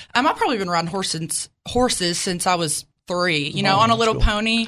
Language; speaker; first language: English; native; English